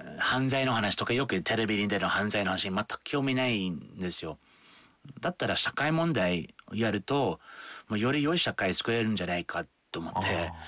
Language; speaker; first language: Japanese; non-native, fluent; English